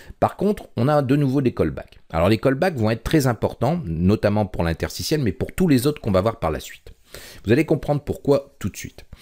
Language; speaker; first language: French; native; French